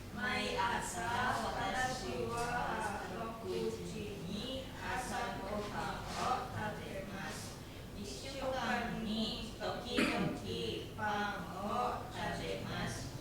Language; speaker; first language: Japanese; non-native, learner; Indonesian